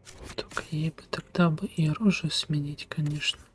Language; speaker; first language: Russian; native; Russian